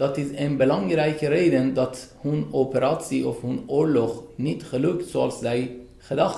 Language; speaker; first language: Dutch; non-native, fluent; Persian